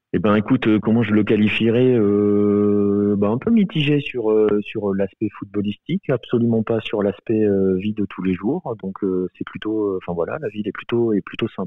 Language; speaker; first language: French; native; French